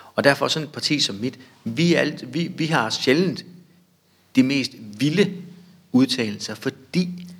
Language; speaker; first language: Danish; native; Danish